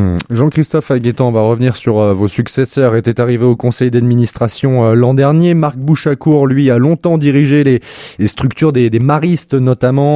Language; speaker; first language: French; native; French